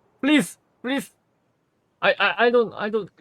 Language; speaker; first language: English; non-native, learner; Korean